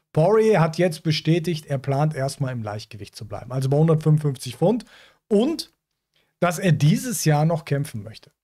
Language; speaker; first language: German; native; German